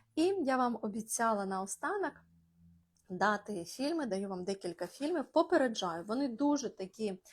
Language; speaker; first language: Ukrainian; non-native, local second language; Russian